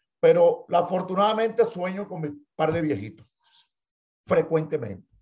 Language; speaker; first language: Spanish; native; Spanish